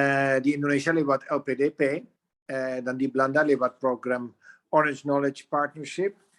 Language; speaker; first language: Indonesian; non-native, fluent; Dutch